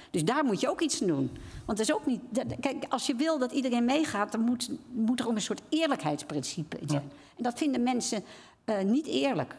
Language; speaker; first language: Dutch; native; Dutch